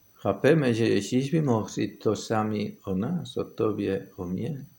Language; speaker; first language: Czech; non-native, fluent; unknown